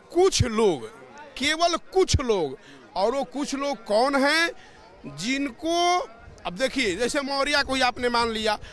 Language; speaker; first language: Hindi; native; Hindi